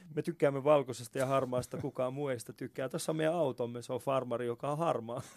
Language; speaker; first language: Finnish; non-native, fluent; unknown